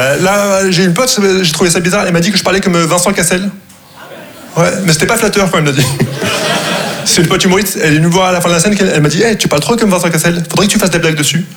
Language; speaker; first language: French; non-native, local second language; Arabic